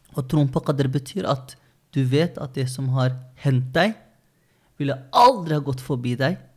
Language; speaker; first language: Norwegian; native; Norwegian